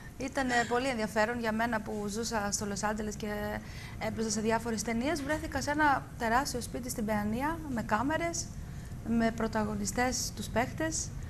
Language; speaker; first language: Greek; early bilingual, heritage; Greek